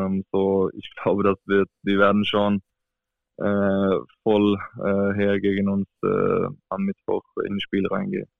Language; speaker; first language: German; non-native, fluent; Swedish